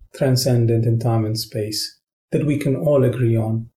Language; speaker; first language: English; non-native, fluent; Arabic